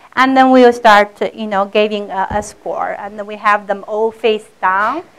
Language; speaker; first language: English; non-native, fluent; Chinese